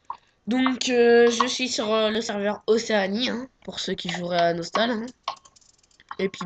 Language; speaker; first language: French; native; French